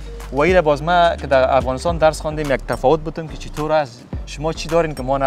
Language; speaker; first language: Persian; native; Persian